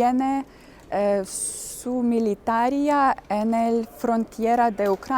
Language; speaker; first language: Spanish; non-native, learner; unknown